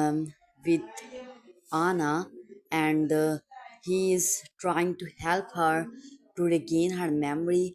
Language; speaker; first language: English; non-native, local second language; Urdu